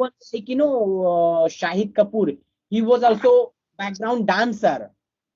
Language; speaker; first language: English; non-native, fluent; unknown